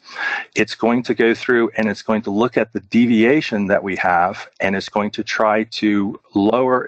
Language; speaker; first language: English; native; English